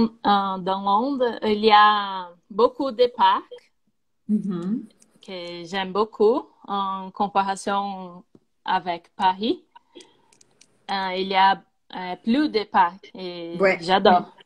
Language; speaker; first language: French; non-native, learner; Portuguese